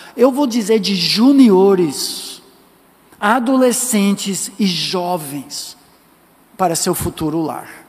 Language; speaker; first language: Portuguese; non-native, fluent; English